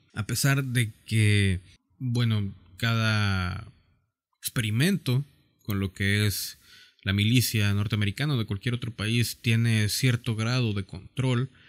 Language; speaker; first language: Spanish; native; Spanish